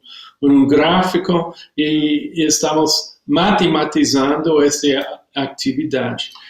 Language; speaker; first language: Portuguese; non-native, learner; English